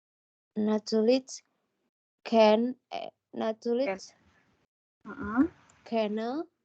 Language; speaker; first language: German; non-native, learner; Indonesian